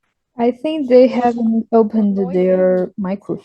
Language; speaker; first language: English; non-native, learner; Chinese